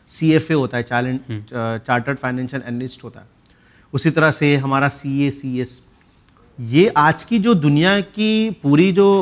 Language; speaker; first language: Hindi; native; Hindi